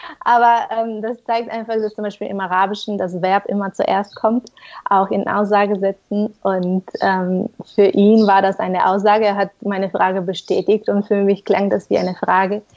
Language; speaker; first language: German; non-native, fluent; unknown